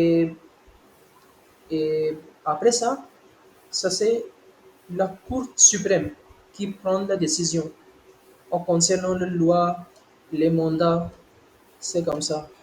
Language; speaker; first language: French; non-native, learner; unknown